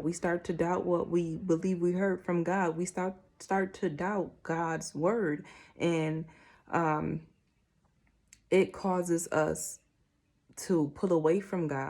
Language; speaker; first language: English; native; English